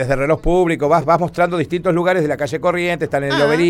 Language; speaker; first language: Spanish; native; Spanish